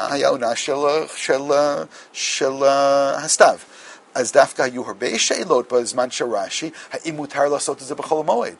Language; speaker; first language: Hebrew; non-native, fluent; English